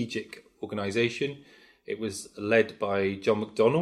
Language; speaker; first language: English; native; English